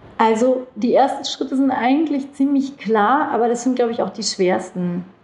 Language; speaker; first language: German; early bilingual, other home language; Turkish